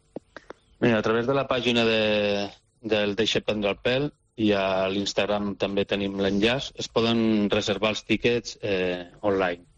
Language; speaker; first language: Catalan; native; Catalan